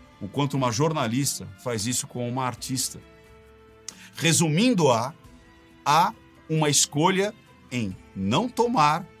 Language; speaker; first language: Portuguese; native; Portuguese